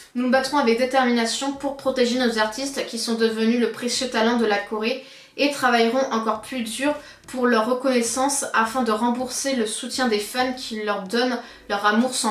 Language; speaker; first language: French; native; French